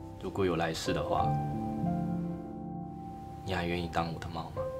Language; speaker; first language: Chinese; native; Chinese